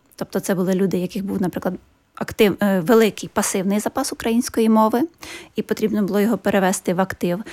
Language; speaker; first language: Ukrainian; native; Ukrainian